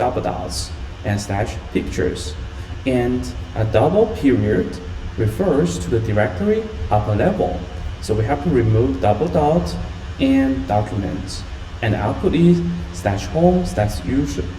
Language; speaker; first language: English; non-native, fluent; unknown